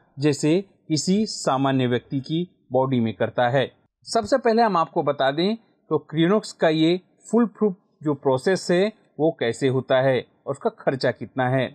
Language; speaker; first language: Hindi; non-native, local second language; Gujarati